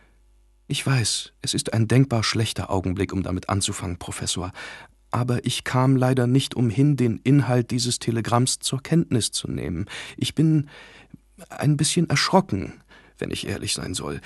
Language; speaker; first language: German; native; German